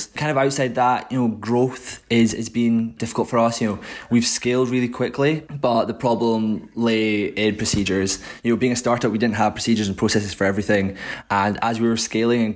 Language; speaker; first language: English; native; English